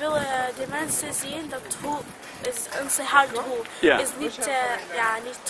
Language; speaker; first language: Dutch; non-native, learner; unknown